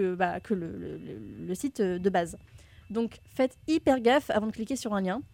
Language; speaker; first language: French; native; French